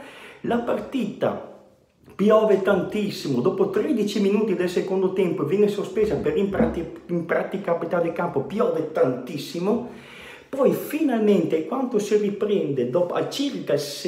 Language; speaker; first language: Italian; native; Italian